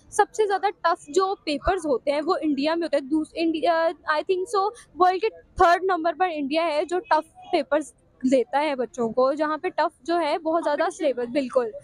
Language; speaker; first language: Urdu; native; Urdu